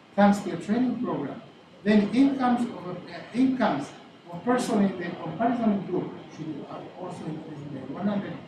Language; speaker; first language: English; non-native, local second language; Swahili